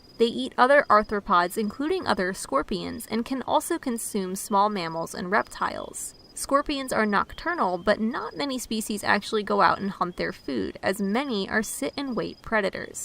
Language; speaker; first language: English; native; English